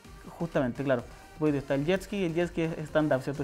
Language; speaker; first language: Spanish; native; Spanish